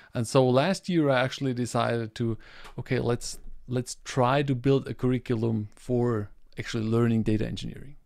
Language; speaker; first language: English; non-native, fluent; German